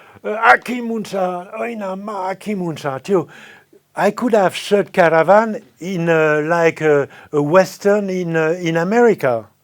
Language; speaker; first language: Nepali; non-native, fluent; French